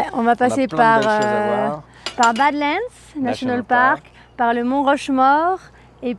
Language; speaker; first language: French; native; French